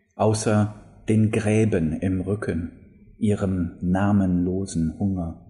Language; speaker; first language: German; non-native, fluent; English